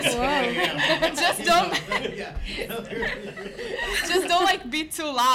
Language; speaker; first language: English; non-native, fluent; Portuguese